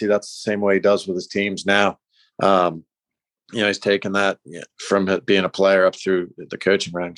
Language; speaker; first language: English; native; English